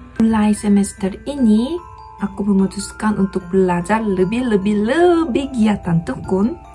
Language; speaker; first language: Indonesian; non-native, fluent; Korean